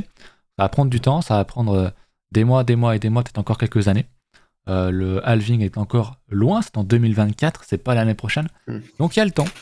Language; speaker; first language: French; native; French